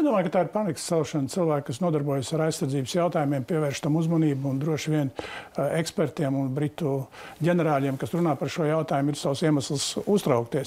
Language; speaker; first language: Latvian; native; Latvian